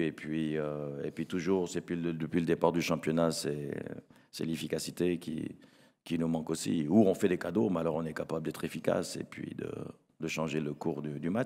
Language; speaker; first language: French; native; French